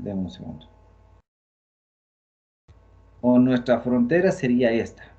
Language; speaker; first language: Spanish; native; Spanish